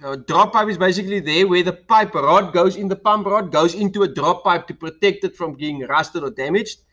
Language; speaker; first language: English; non-native, local second language; Afrikaans